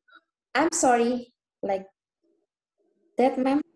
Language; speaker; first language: English; non-native, learner; Indonesian